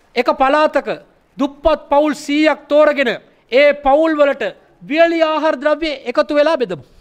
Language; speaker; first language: Sinhala; non-native, local second language; Tamil